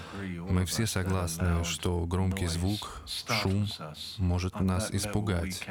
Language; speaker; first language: Russian; native; Russian